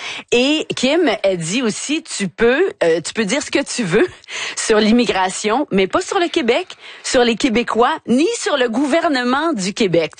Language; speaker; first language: French; native; French